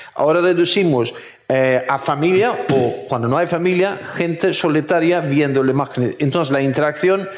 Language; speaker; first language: Spanish; non-native, fluent; Swedish